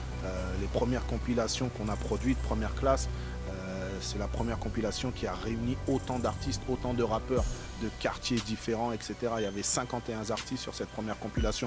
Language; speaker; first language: French; native; French